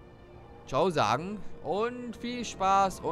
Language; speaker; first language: German; native; German